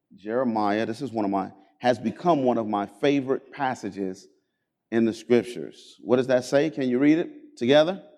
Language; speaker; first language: English; native; English